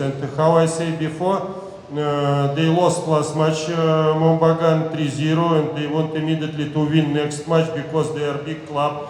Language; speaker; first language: English; non-native, learner; Russian